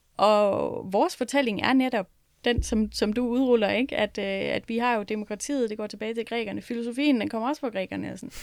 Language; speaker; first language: Danish; native; Danish